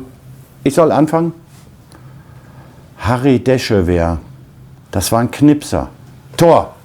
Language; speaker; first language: German; native; German